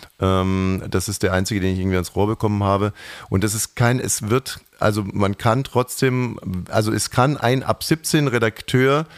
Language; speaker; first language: German; native; German